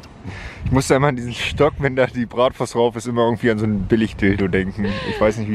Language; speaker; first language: German; native; German